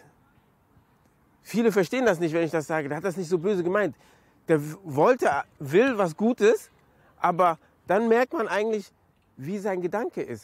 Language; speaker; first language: German; native; German